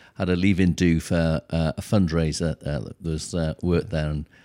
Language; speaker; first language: English; native; English